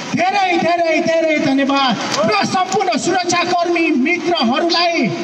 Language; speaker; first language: Nepali; non-native, local second language; Newari